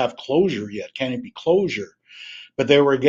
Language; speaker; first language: English; native; English